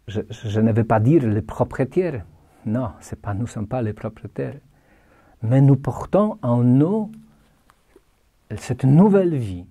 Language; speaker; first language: French; non-native, fluent; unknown